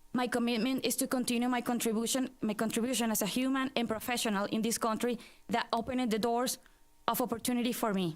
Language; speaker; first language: English; non-native, fluent; Spanish